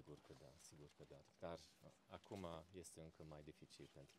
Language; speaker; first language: Romanian; non-native, fluent; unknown